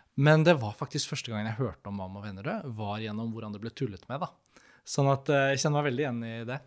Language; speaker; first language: Norwegian; native; Norwegian